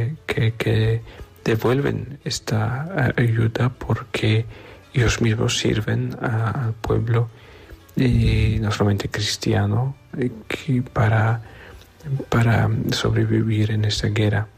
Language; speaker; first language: Spanish; non-native, fluent; Polish